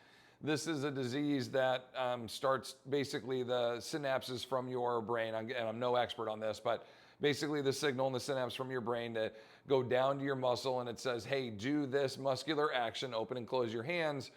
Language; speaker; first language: English; native; English